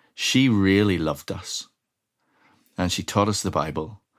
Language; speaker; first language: English; native; English